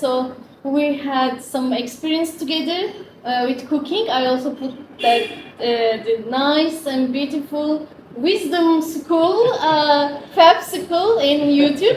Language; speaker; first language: English; non-native, fluent; Turkish